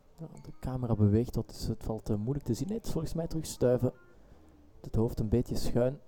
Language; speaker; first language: Dutch; native; Dutch